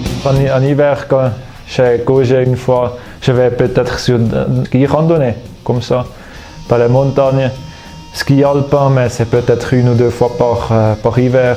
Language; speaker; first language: French; non-native, local second language; German